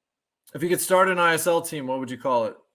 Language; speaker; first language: English; native; English